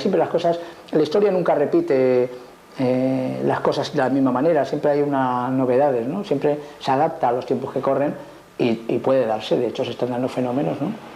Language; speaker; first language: Spanish; native; Spanish